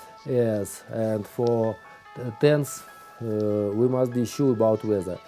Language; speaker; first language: English; non-native, learner; Russian